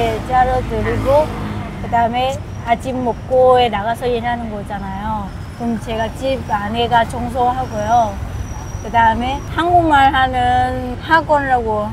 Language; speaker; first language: Korean; non-native, fluent; Vietnamese